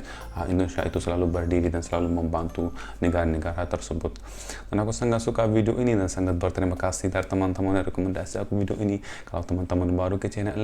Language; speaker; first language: Indonesian; non-native, fluent; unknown